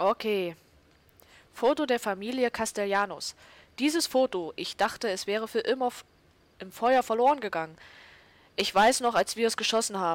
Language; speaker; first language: German; native; German